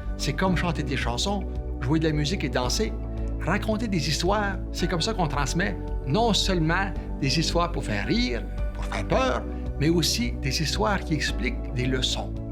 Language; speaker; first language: French; native; French